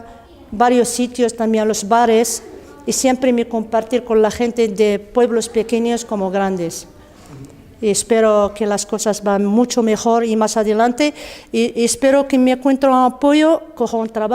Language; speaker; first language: Spanish; non-native, learner; Arabic